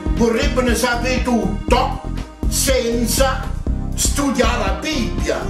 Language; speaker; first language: Italian; native; Italian